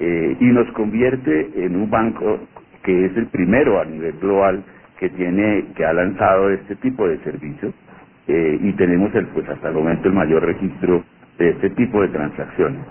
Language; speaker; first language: Spanish; native; Spanish